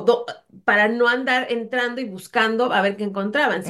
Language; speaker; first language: Spanish; native; Spanish